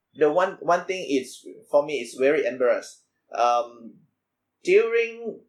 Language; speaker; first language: English; non-native, learner; Thai